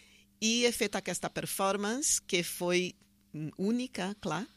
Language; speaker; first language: Catalan; non-native, fluent; Portuguese